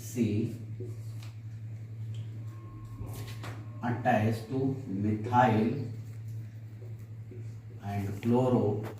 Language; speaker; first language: English; non-native, local second language; Hindi